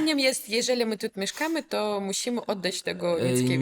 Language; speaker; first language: Polish; non-native, fluent; Belarusian